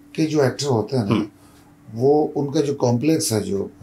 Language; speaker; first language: Hindi; native; Hindi